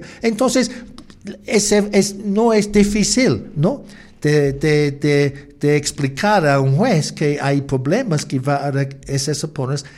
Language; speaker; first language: Spanish; non-native, learner; English